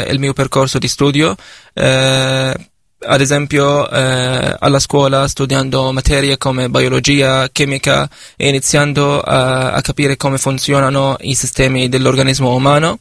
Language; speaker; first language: Italian; non-native, fluent; Arabic